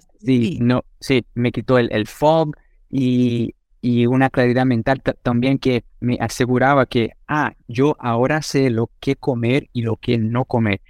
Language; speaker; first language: Spanish; non-native, fluent; Portuguese